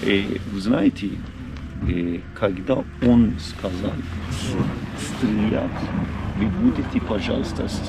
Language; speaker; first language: Russian; non-native, learner; Persian